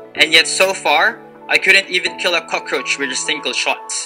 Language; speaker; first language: English; non-native, local second language; Filipino